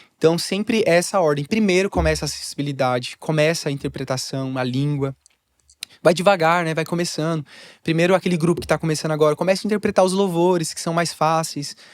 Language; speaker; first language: Portuguese; native; Portuguese